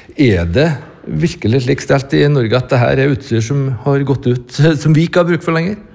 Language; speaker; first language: Norwegian; native; Norwegian